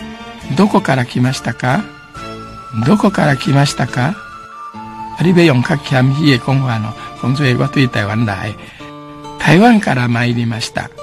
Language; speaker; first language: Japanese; non-native, fluent; Min Nan Chinese